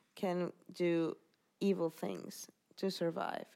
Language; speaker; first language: English; non-native, fluent; Spanish